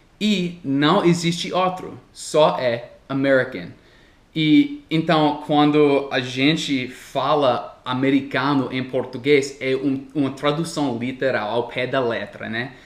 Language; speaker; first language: Portuguese; non-native, fluent; English